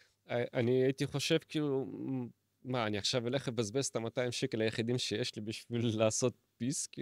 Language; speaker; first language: Hebrew; native; Hebrew